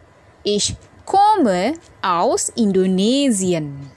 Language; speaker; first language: German; non-native, learner; Indonesian